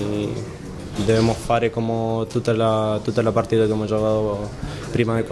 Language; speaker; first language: Italian; non-native, learner; Spanish